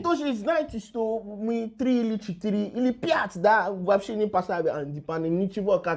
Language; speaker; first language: Russian; non-native, learner; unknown